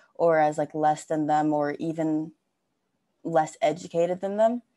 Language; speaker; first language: English; native; English